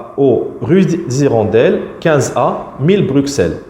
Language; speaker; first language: French; non-native, local second language; Arabic